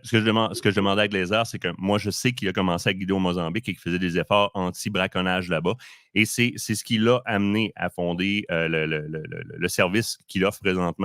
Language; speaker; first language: French; native; French